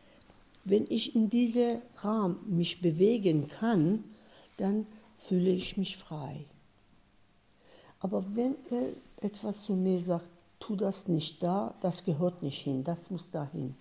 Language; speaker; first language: German; non-native, fluent; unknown